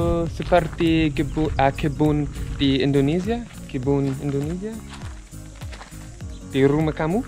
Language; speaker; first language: Indonesian; non-native, learner; English